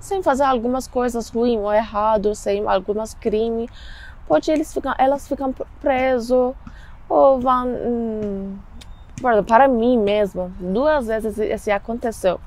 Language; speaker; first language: Portuguese; non-native, learner; Persian